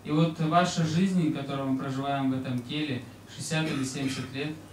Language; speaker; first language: Russian; native; Russian